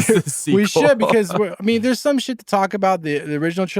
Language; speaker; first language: English; native; English